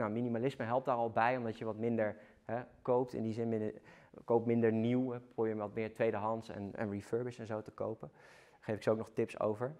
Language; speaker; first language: Dutch; native; Dutch